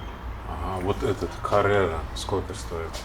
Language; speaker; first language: Russian; non-native, learner; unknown